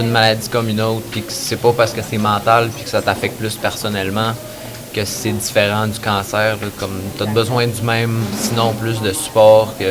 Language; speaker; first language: French; native; French